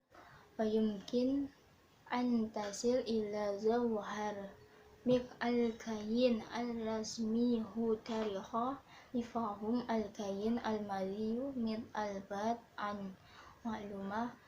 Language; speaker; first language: Arabic; non-native, learner; Indonesian